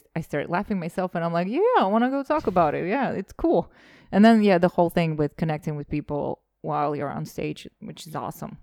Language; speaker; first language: English; non-native, fluent; Estonian